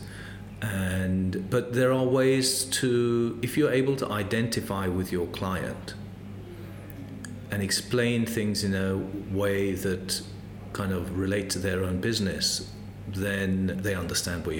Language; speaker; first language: English; native; English